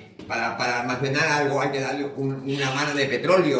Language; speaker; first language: Spanish; native; Spanish